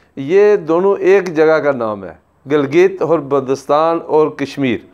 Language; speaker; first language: Urdu; non-native, local second language; Punjabi